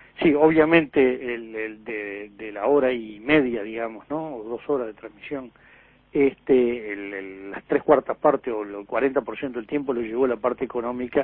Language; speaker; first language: Spanish; native; Spanish